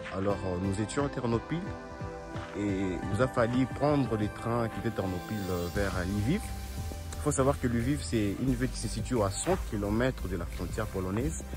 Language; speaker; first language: French; non-native, local second language; Swahili